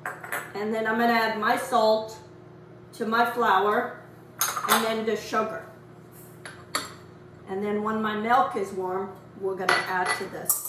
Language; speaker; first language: English; non-native, fluent; Portuguese